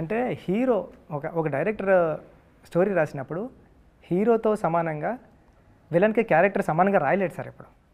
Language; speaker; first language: Telugu; native; Telugu